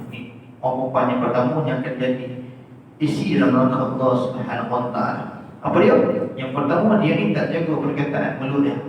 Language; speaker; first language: Malay; native; Malay